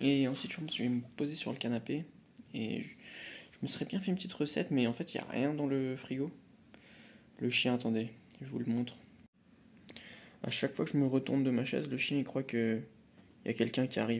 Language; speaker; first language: French; native; French